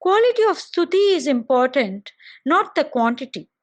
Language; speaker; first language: English; non-native, local second language; Hindi